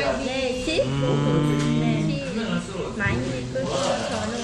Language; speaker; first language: Korean; non-native, learner; Vietnamese